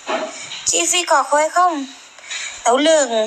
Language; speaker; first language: Vietnamese; non-native, learner; Javanese